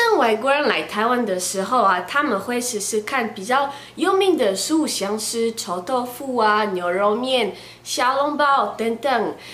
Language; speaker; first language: Chinese; non-native, fluent; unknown